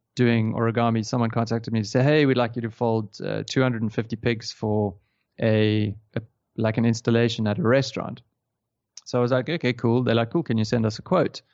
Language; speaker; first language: English; native; English